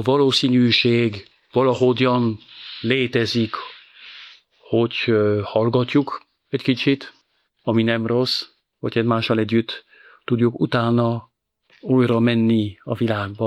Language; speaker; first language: Hungarian; non-native, fluent; French